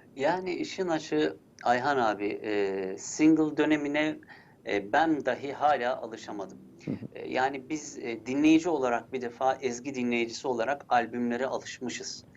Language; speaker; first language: Turkish; early bilingual, heritage; Turkish